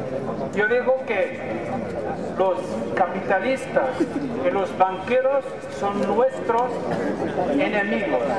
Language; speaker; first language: Spanish; non-native, fluent; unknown